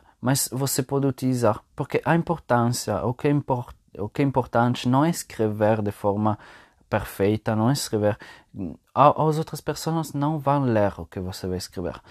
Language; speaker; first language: Portuguese; non-native, fluent; Italian